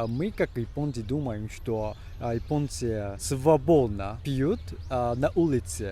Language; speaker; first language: Russian; non-native, fluent; Japanese